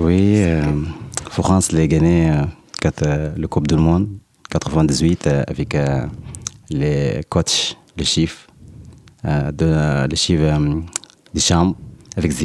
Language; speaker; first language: French; non-native, learner; Arabic